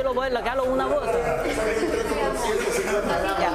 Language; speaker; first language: Spanish; non-native, learner; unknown